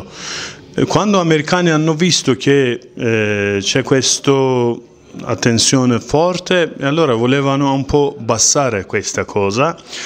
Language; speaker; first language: Italian; non-native, learner; Kurdish